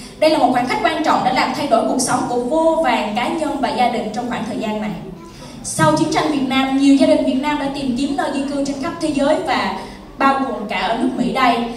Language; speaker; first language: Vietnamese; early bilingual, heritage; Vietnamese